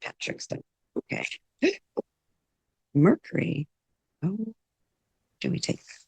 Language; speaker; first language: English; native; English